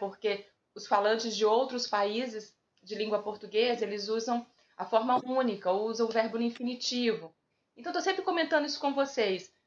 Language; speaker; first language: Portuguese; native; Portuguese